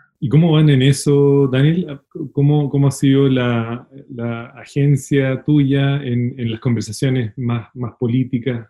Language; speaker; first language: Spanish; native; Spanish